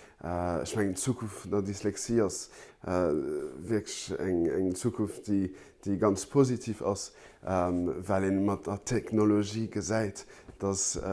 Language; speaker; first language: German; non-native, local second language; Luxembourgish